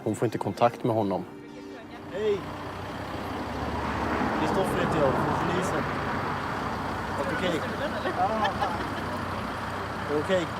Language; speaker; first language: Swedish; native; Swedish